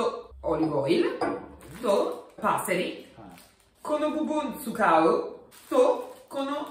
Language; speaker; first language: Japanese; non-native, learner; Italian